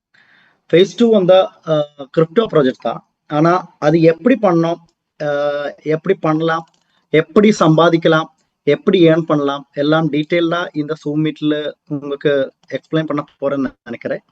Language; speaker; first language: Tamil; non-native, learner; Malayalam